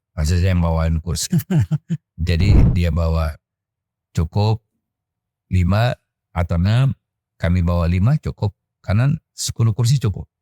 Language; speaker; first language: Indonesian; native; Indonesian